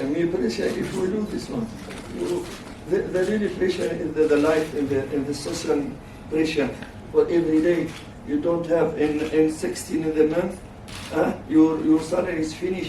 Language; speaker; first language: English; non-native, learner; French